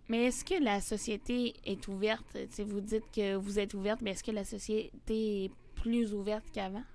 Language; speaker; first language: French; native; French